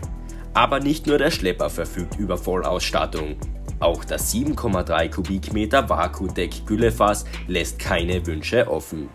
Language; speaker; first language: German; native; German